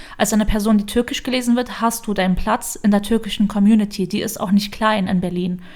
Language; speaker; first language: German; early bilingual, other home language; Kurdish